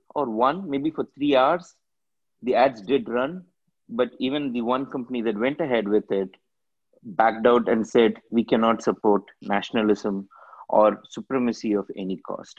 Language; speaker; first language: English; non-native, local second language; Tamil